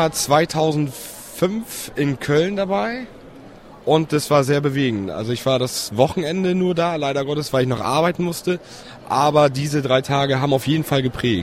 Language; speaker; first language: German; native; German